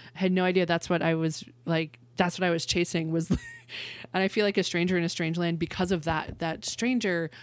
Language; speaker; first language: English; native; English